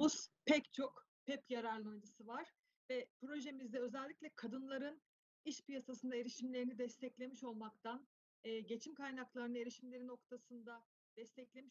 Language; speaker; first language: Turkish; native; Turkish